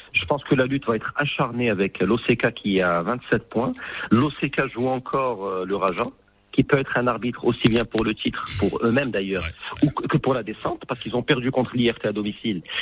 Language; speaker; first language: French; non-native, local second language; Arabic